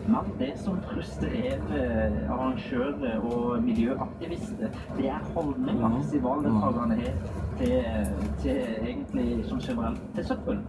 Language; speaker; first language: Norwegian; native; Norwegian